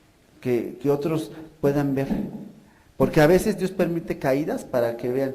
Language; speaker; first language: Spanish; native; Spanish